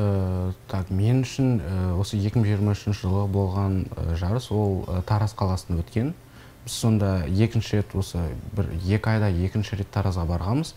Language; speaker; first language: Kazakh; non-native, local second language; Russian